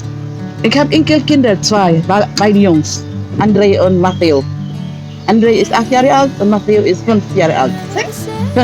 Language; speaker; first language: German; non-native, learner; Filipino